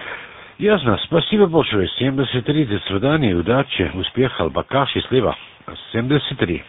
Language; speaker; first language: Russian; non-native, learner; German